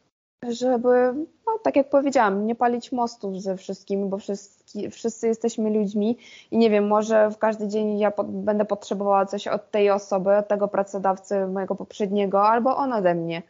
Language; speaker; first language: Polish; non-native, fluent; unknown